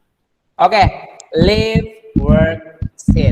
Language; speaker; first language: English; non-native, learner; Indonesian